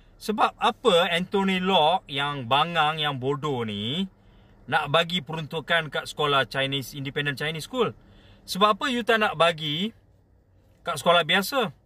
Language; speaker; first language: Malay; non-native, local second language; Tamil